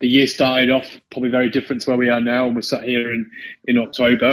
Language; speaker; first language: English; native; English